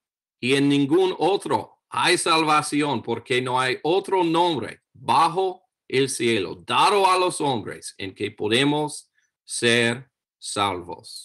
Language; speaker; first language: Spanish; non-native, learner; English